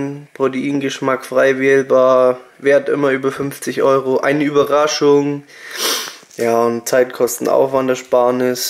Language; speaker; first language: German; native; German